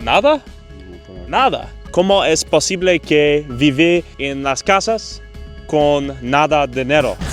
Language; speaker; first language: Spanish; non-native, learner; English